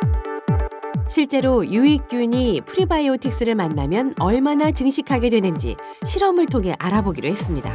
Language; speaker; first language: Korean; native; Korean